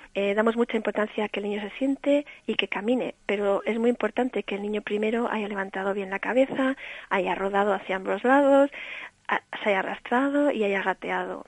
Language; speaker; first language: Spanish; early bilingual, heritage; Spanish